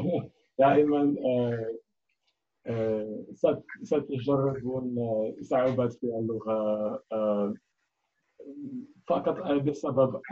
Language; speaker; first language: Arabic; non-native, learner; English